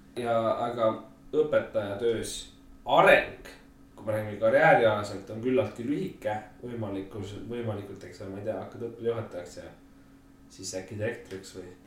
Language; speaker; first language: Estonian; native; Estonian